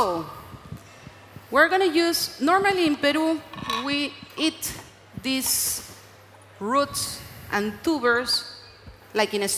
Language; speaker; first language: English; non-native, learner; Spanish